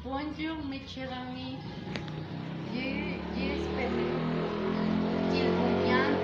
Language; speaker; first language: French; non-native, learner; Spanish